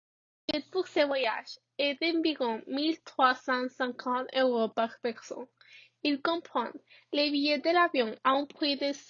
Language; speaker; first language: French; non-native, learner; Spanish